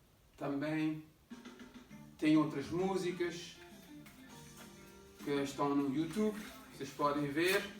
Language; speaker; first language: Portuguese; non-native, local second language; Kabuverdianu